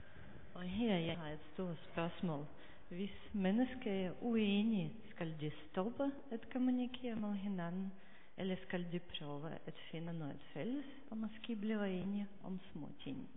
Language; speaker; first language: Danish; non-native, fluent; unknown